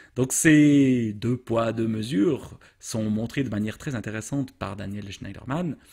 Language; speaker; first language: French; native; French